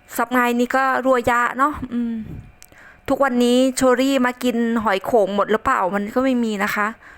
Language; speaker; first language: Thai; non-native, local second language; Northern Khmer